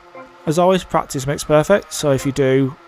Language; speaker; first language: English; native; English